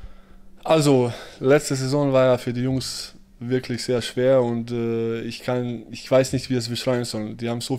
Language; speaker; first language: German; early bilingual, other home language; Bosnian